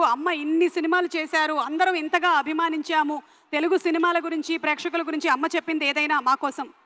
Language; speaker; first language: Telugu; native; Telugu